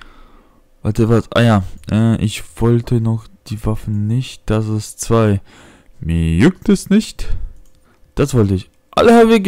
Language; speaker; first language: German; non-native, fluent; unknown